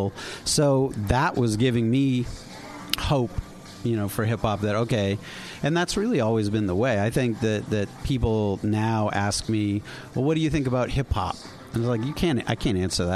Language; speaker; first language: English; native; English